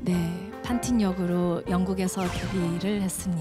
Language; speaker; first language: Korean; early bilingual, heritage; Korean